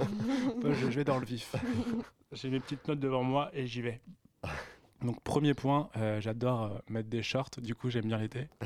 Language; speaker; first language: French; native; French